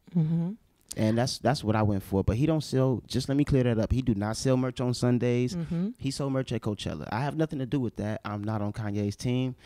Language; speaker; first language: English; native; English